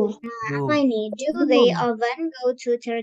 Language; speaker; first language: English; non-native, fluent; Indonesian